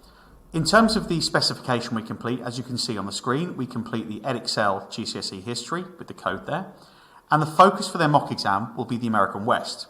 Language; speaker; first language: English; native; English